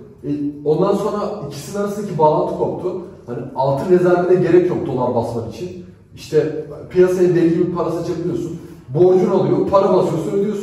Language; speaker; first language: Turkish; native; Turkish